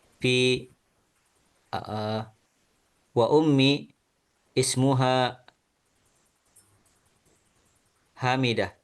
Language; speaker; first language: Arabic; non-native, learner; Indonesian